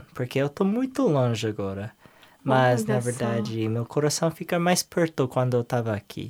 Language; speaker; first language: Portuguese; non-native, learner; English